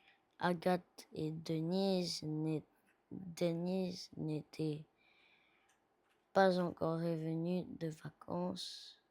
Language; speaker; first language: French; non-native, learner; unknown